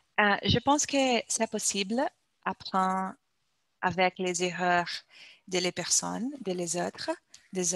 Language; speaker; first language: French; non-native, learner; Portuguese